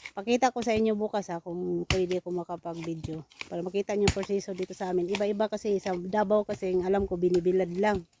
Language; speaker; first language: Filipino; non-native, local second language; Cebuano